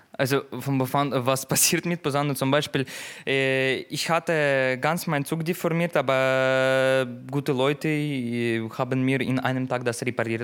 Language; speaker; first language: German; non-native, learner; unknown